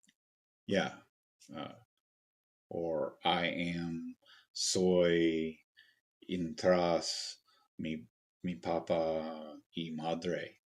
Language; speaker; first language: Spanish; non-native, learner; English